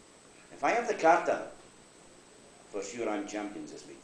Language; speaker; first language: English; non-native, learner; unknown